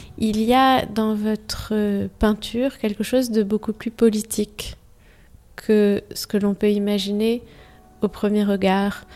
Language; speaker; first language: French; native; French